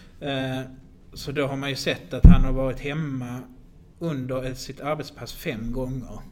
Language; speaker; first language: Swedish; native; Swedish